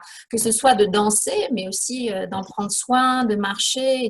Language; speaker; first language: French; native; French